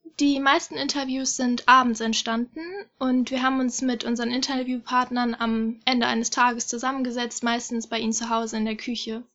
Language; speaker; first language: German; native; German